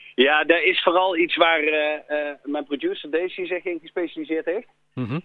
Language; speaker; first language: Dutch; native; Dutch